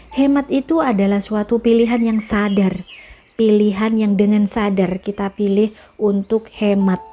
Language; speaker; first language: Indonesian; native; Indonesian